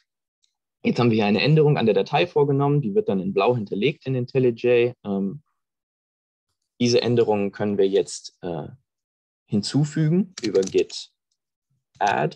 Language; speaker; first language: German; native; German